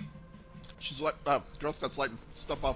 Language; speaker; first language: English; native; English